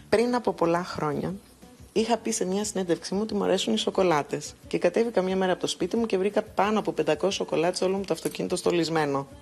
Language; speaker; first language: Greek; early bilingual, other home language; English